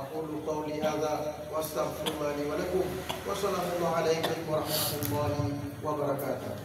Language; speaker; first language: Indonesian; non-native, local second language; Achinese